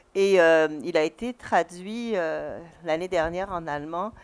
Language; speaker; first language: French; native; French